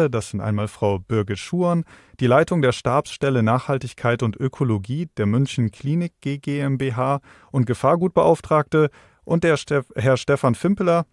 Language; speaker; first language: German; native; German